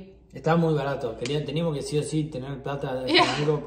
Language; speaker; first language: Spanish; native; Spanish